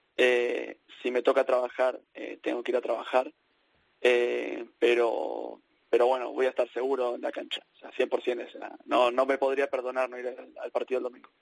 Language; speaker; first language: Spanish; native; Spanish